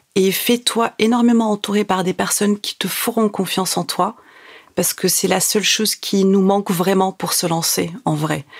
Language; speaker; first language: French; non-native, local second language; Arabic